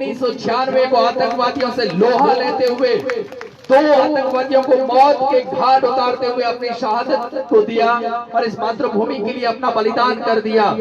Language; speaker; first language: Hindi; native; Hindi